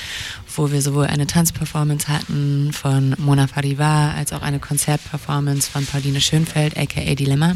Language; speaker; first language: German; native; German